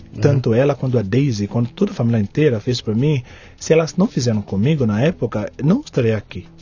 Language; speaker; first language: Portuguese; non-native, fluent; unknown